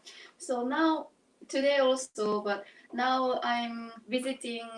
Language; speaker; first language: English; non-native, learner; Japanese